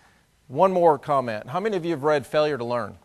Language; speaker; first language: English; native; English